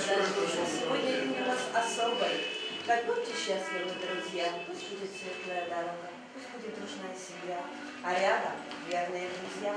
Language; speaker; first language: Russian; native; Russian